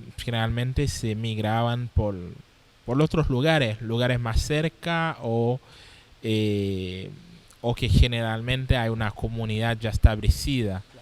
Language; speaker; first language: Spanish; non-native, fluent; Haitian Creole